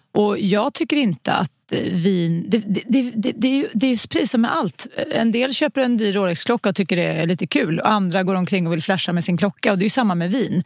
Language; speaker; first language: Swedish; native; Swedish